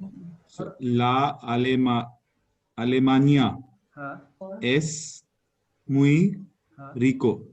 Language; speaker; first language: Spanish; non-native, learner; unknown